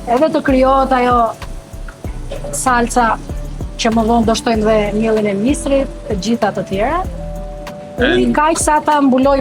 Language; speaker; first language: Albanian; native; Albanian